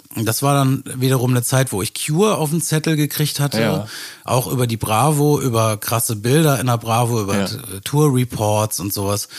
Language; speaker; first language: German; native; German